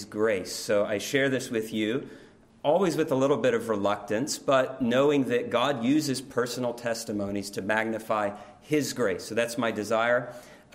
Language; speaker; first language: English; native; English